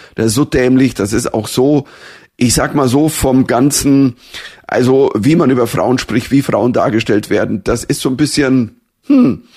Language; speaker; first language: German; native; German